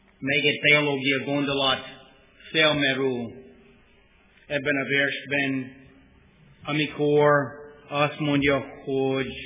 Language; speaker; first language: Hungarian; non-native, fluent; English